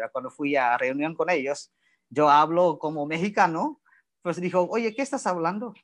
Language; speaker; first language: Spanish; non-native, learner; Indonesian